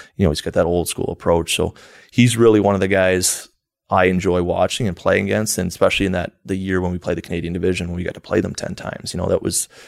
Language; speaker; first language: English; native; English